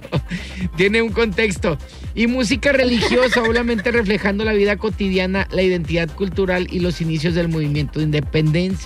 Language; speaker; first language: Spanish; native; Spanish